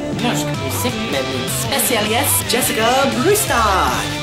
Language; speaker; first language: Norwegian; non-native, learner; English